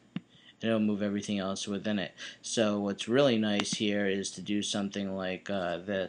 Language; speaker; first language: English; native; English